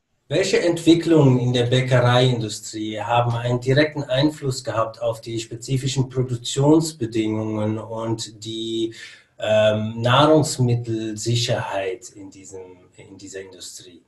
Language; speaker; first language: German; native; German